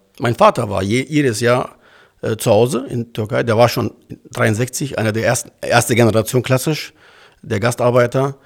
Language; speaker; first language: German; early bilingual, other home language; Turkish